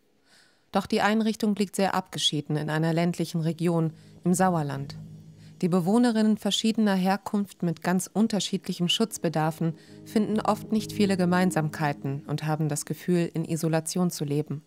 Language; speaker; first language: German; native; German